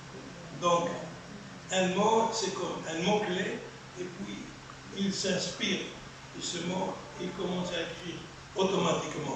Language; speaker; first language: French; non-native, local second language; Arabic